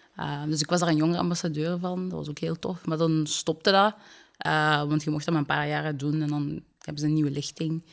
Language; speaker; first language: Dutch; early bilingual, other home language; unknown